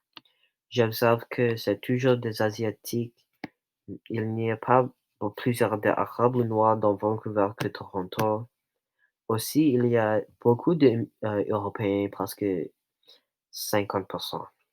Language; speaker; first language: French; non-native, local second language; English